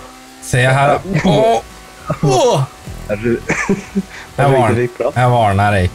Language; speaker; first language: Norwegian; native; Norwegian